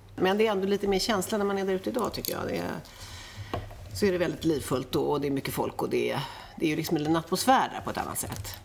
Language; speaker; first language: Swedish; native; Swedish